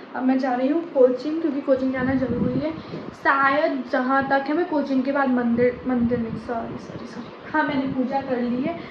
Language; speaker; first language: Hindi; native; Hindi